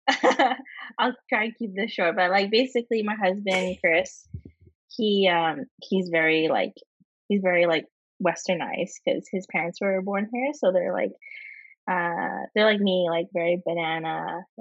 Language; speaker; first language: English; native; English